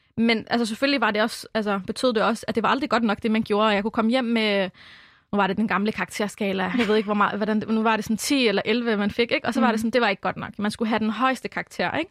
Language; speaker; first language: Danish; early bilingual, other home language; Arabic